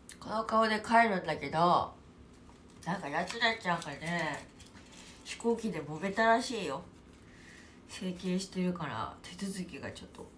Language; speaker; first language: Japanese; native; Japanese